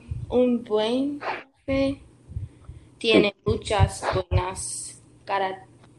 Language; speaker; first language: Spanish; non-native, learner; English